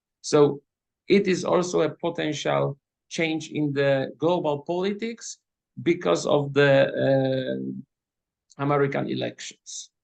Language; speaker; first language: English; non-native, fluent; Polish